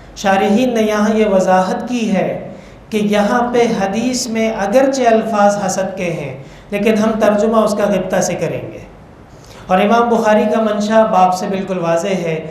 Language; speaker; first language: Urdu; non-native, local second language; Pashto